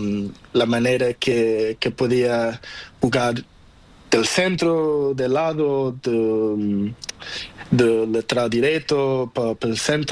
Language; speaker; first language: Spanish; non-native, learner; Portuguese